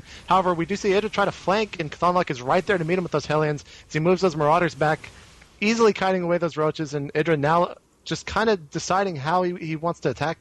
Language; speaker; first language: English; native; English